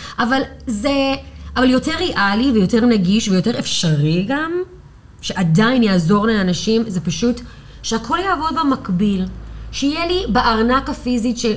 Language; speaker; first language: Hebrew; non-native, fluent; English